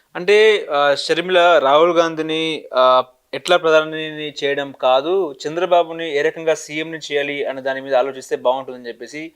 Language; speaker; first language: Telugu; native; Telugu